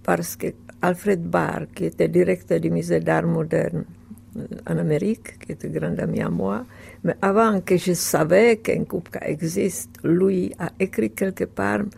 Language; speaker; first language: French; non-native, fluent; Czech